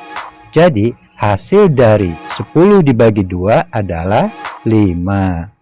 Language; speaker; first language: Indonesian; native; Indonesian